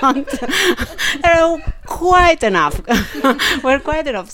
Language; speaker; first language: English; non-native, fluent; Italian